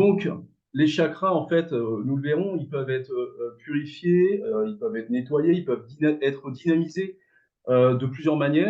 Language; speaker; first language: French; native; French